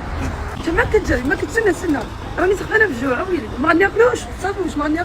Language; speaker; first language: Arabic; native; Arabic